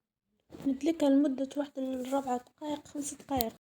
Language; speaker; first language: Arabic; native; Arabic